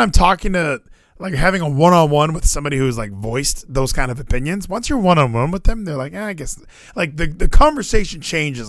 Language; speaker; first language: English; native; English